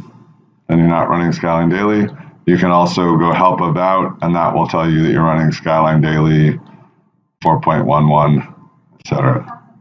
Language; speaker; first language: English; native; English